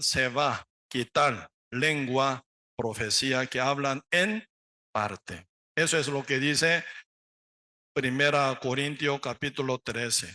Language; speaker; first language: Spanish; non-native, learner; Korean